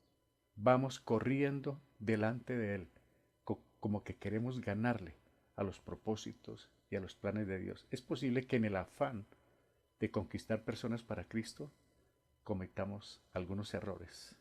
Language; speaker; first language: Spanish; native; Spanish